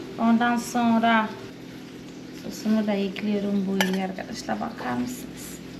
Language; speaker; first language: Turkish; non-native, fluent; Portuguese